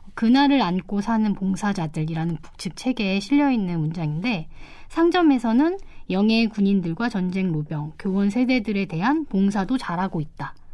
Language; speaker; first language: Korean; native; Korean